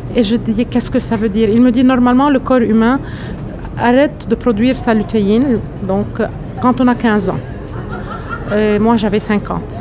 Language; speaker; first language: French; non-native, local second language; Arabic